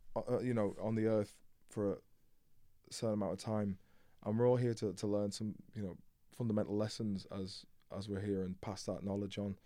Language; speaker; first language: English; native; English